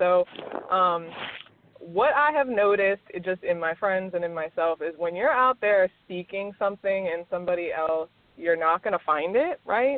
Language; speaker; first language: English; native; English